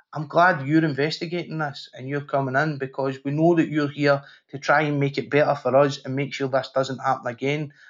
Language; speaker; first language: English; native; English